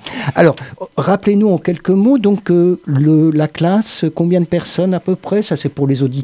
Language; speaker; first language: French; native; French